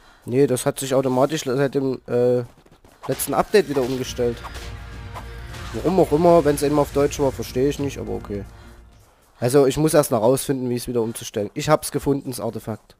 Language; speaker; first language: German; native; German